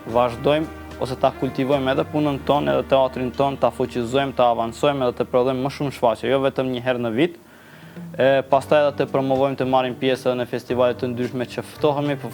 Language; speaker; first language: Albanian; non-native, local second language; Romany